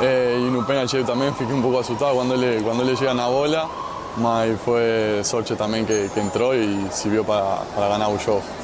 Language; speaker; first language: Portuguese; non-native, fluent; Spanish